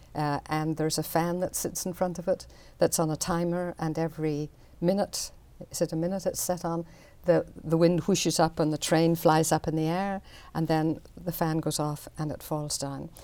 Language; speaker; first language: English; native; English